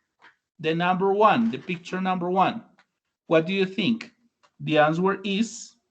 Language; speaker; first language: English; non-native, learner; Spanish